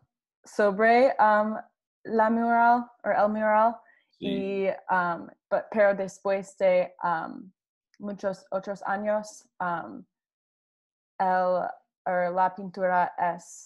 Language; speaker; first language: Spanish; non-native, learner; English